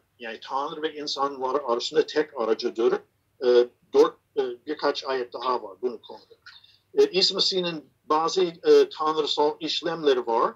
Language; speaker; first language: Turkish; non-native, fluent; English